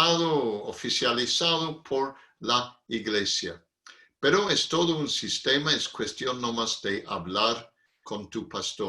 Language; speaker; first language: Spanish; non-native, fluent; English